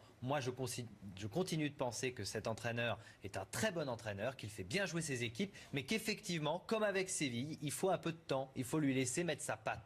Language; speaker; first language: French; native; French